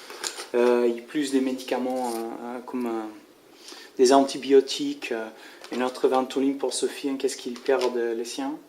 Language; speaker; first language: French; non-native, learner; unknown